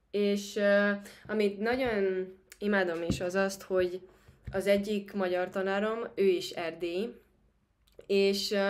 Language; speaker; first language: Hungarian; non-native, fluent; Spanish